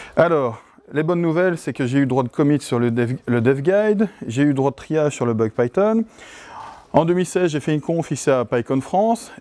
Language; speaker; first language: French; native; French